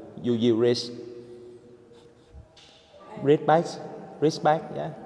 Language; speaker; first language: English; non-native, learner; Vietnamese